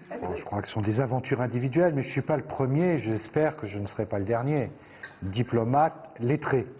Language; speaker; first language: French; native; French